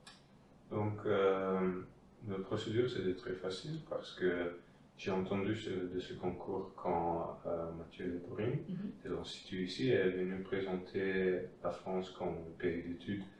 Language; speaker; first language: French; non-native, fluent; Dutch